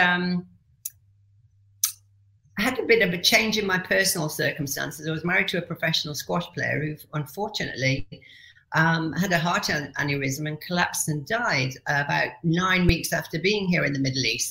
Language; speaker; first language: English; native; English